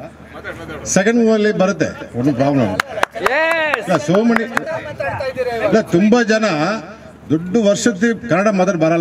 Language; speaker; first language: Kannada; non-native, learner; Tamil